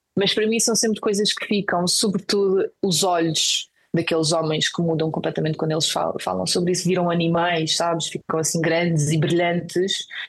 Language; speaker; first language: Portuguese; early bilingual, other home language; Ukrainian